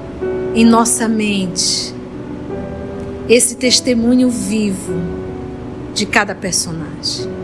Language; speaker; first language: Portuguese; native; Portuguese